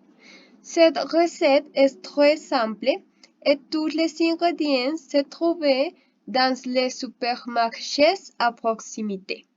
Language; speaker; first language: French; non-native, learner; Spanish